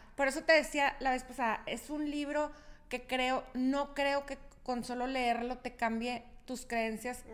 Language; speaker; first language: Spanish; native; Spanish